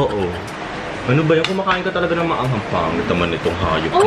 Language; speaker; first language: Filipino; native; Filipino